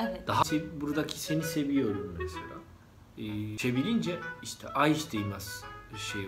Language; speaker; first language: Turkish; non-native, fluent; Japanese